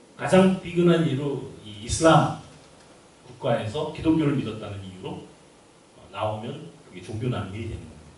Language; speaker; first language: Korean; native; Korean